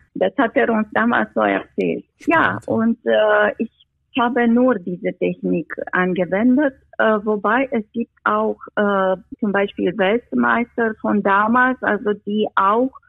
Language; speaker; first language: German; non-native, fluent; Romanian